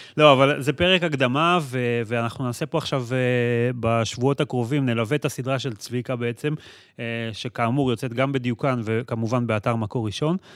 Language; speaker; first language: Hebrew; native; Hebrew